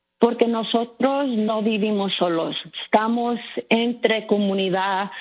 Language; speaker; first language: Spanish; early bilingual, heritage; Spanish